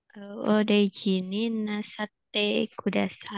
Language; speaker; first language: Japanese; non-native, learner; Indonesian